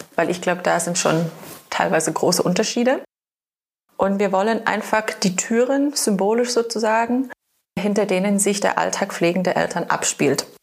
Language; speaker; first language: German; non-native, fluent; English